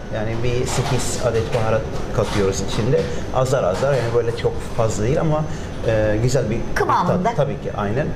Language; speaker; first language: Turkish; non-native, fluent; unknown